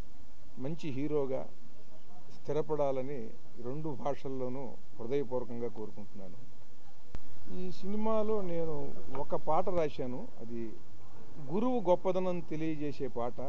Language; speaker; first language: Telugu; native; Telugu